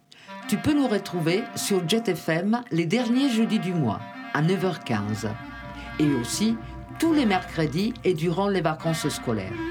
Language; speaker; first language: French; native; French